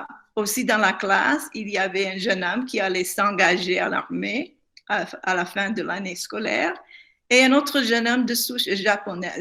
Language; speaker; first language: French; non-native, fluent; English